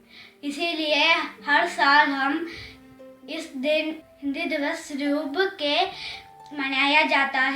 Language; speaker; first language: Hindi; non-native, local second language; Malayalam